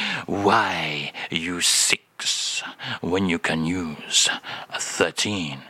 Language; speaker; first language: English; native; English